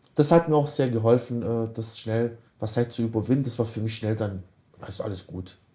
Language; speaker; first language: German; early bilingual, other home language; Kurdish